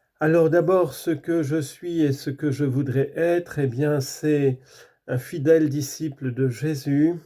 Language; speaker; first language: French; native; French